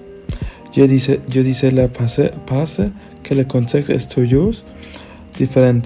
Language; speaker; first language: French; non-native, learner; Spanish